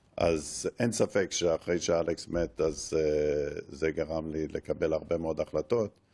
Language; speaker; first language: Hebrew; non-native, fluent; English